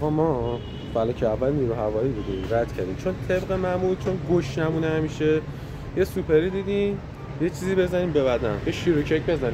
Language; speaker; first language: Persian; native; Persian